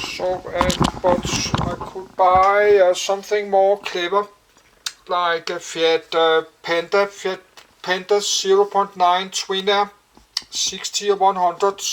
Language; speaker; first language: English; non-native, learner; Danish